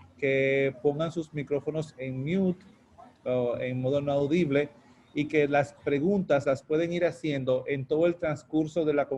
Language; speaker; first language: Spanish; native; Spanish